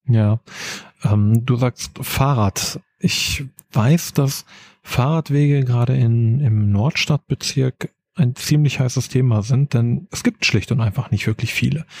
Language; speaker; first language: German; native; German